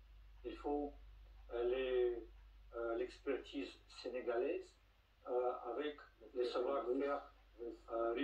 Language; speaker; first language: French; non-native, fluent; Russian